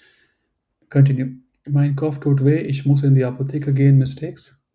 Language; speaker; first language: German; non-native, fluent; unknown